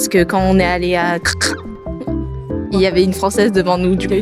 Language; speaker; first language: French; native; French